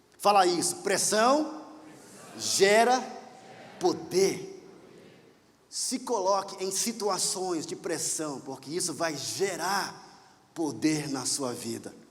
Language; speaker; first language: Portuguese; native; Portuguese